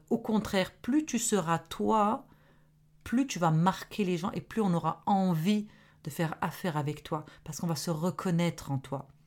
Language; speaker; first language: French; non-native, local second language; Arabic